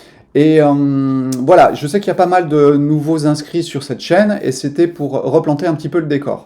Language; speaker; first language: French; native; French